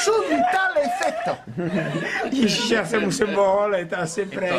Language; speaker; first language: Italian; non-native, learner; Czech